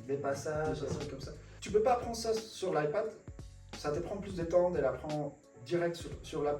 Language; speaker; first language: French; non-native, fluent; Spanish